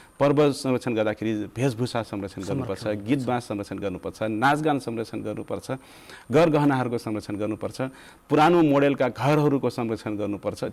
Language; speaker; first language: Nepali; non-native, local second language; Rana Tharu